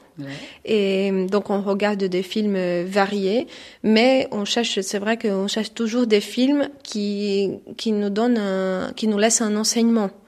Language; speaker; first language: French; non-native, fluent; Portuguese